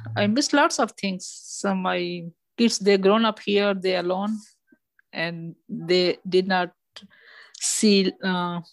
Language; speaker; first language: English; non-native, local second language; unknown